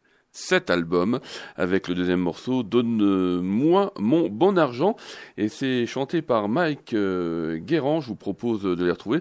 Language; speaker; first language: French; native; French